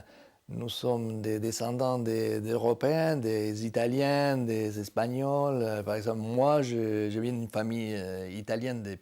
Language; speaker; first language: French; non-native, fluent; Spanish